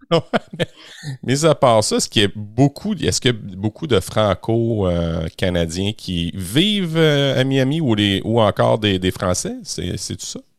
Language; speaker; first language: French; native; French